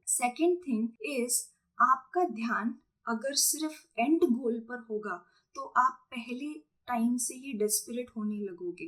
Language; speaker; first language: Hindi; non-native, local second language; Marathi